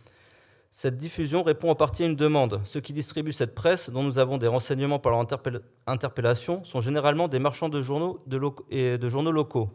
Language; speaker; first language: French; native; French